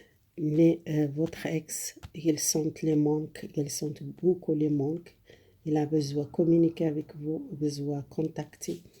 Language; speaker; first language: French; non-native, learner; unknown